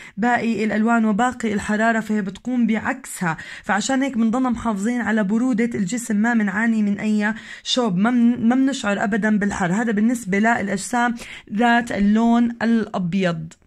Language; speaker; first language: Arabic; native; Arabic